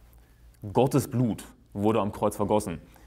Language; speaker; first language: German; native; German